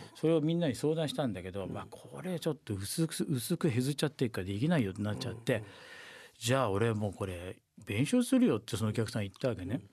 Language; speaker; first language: Japanese; native; Japanese